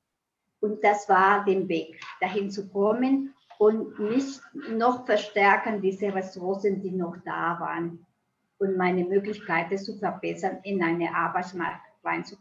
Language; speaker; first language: German; non-native, fluent; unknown